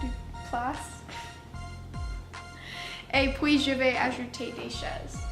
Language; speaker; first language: French; non-native, learner; English